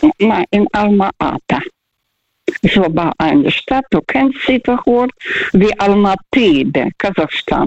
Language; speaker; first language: German; early bilingual, heritage; Russian